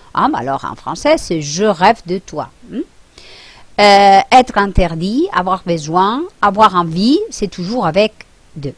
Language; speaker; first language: French; non-native, fluent; Spanish